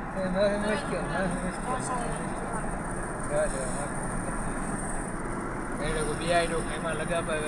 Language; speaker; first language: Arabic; non-native, learner; Urdu